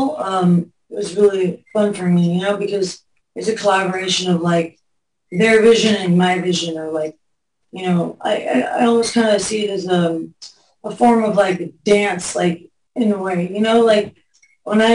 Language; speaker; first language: English; native; English